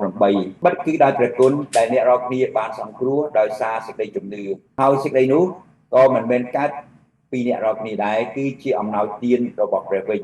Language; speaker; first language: Khmer; native; Khmer